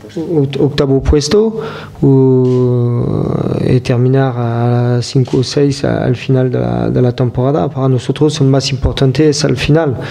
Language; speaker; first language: Spanish; non-native, fluent; French